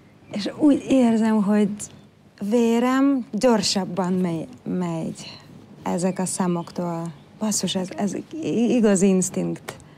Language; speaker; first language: Hungarian; non-native, learner; Russian